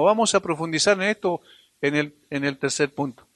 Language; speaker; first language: Spanish; native; Spanish